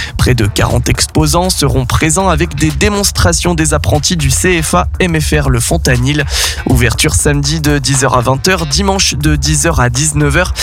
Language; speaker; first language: French; native; French